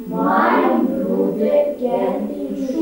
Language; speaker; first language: German; non-native, learner; Serbian